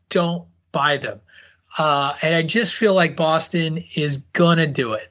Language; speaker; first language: English; native; English